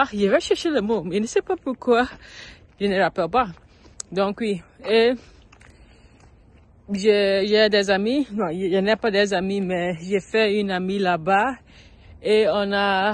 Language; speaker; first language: French; non-native, learner; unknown